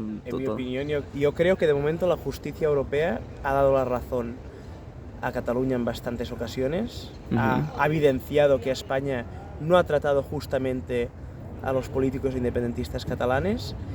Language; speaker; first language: Spanish; non-native, local second language; Catalan